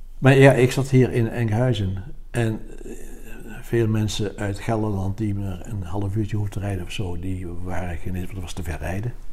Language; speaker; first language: Dutch; native; Dutch